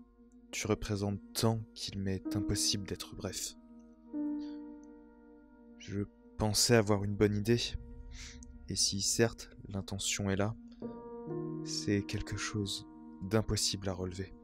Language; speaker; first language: French; native; French